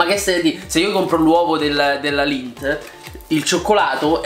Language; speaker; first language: Italian; native; Italian